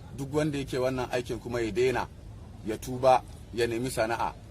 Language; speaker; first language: Hausa; native; Hausa